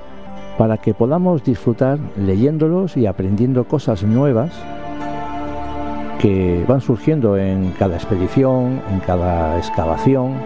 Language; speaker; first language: Spanish; native; Spanish